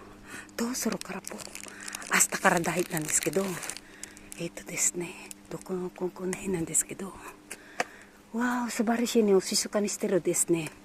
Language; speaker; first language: Japanese; non-native, fluent; Filipino